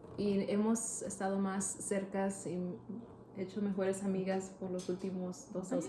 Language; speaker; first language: Spanish; early bilingual, heritage; Spanish